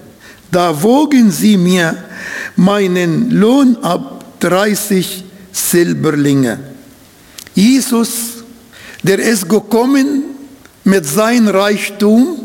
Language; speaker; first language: German; non-native, fluent; Arabic